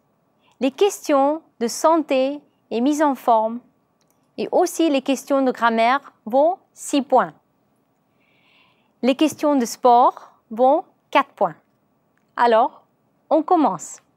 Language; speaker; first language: French; non-native, learner; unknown